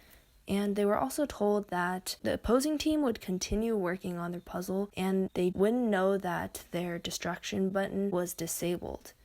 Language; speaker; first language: English; native; English